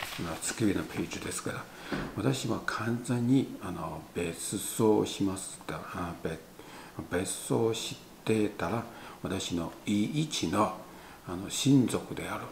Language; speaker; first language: Japanese; non-native, learner; Chinese